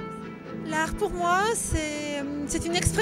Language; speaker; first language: French; non-native, fluent; Polish